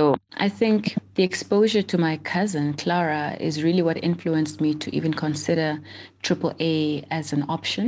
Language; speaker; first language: English; non-native, local second language; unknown